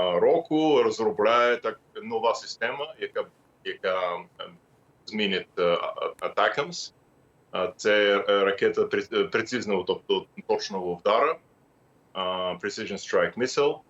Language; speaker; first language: Ukrainian; non-native, fluent; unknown